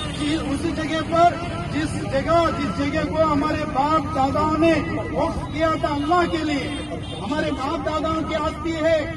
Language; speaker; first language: Urdu; native; Urdu